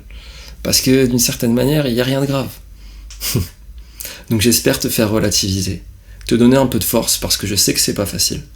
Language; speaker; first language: French; native; French